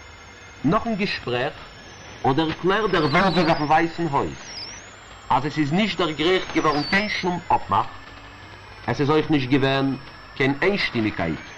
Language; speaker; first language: German; non-native, learner; Yiddish